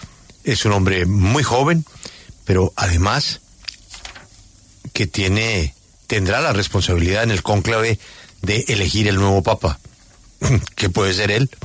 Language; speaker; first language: Spanish; native; Spanish